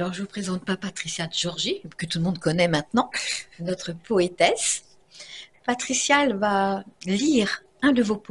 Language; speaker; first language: French; native; French